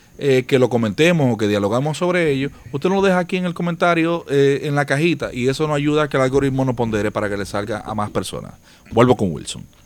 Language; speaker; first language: Spanish; native; Spanish